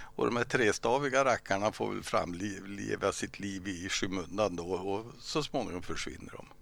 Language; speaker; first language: Swedish; native; Swedish